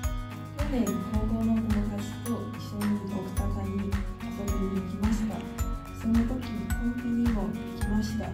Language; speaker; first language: Japanese; non-native, learner; Chinese